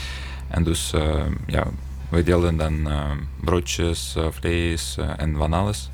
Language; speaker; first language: Dutch; non-native, learner; Ukrainian